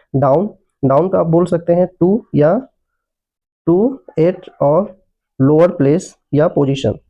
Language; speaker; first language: Hindi; native; Hindi